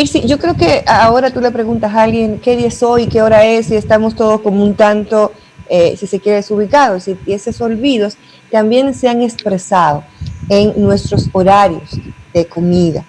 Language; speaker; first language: Spanish; native; Spanish